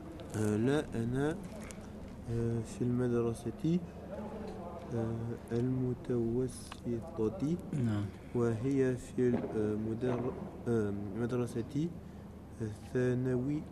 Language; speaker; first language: Arabic; non-native, learner; French